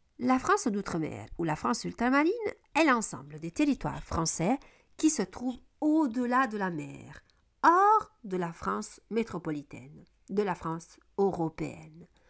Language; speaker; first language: French; non-native, fluent; Italian